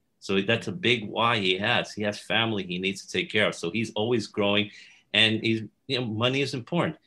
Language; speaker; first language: English; native; English